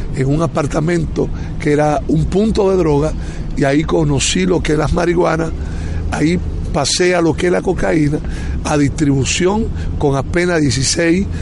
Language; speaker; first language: Spanish; native; Spanish